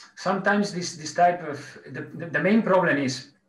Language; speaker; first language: English; non-native, learner; Spanish